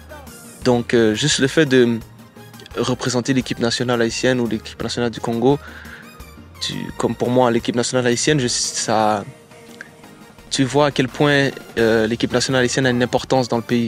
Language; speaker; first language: French; native; French